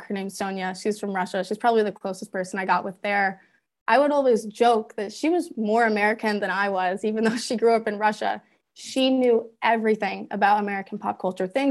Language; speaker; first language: English; native; English